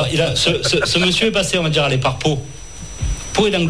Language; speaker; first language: French; native; French